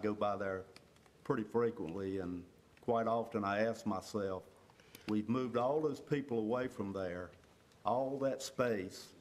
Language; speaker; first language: English; native; English